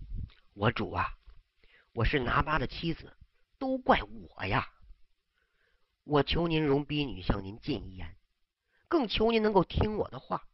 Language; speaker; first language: Chinese; native; Chinese